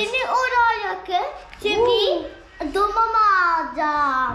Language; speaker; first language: Turkish; early bilingual, heritage; Turkish